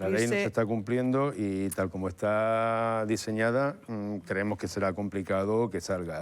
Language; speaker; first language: Spanish; native; Spanish